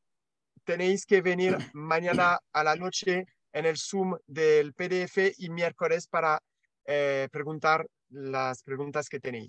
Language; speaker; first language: Spanish; non-native, learner; French